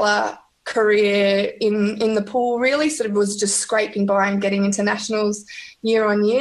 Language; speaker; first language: English; native; English